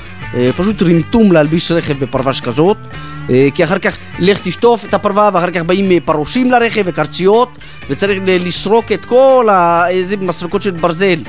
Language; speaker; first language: Hebrew; native; Hebrew